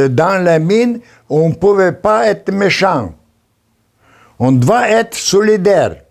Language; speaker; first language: French; non-native, learner; Polish